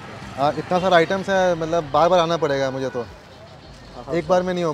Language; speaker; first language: Hindi; native; Hindi